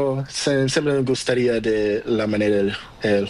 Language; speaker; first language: Spanish; non-native, learner; Portuguese